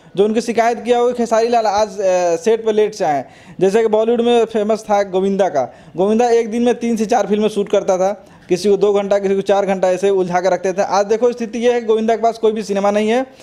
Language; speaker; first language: Hindi; native; Hindi